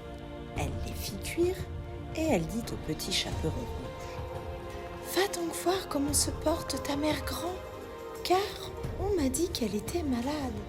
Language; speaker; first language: French; native; French